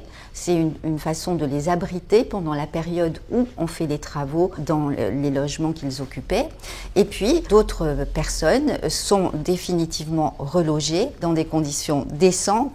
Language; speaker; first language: French; native; French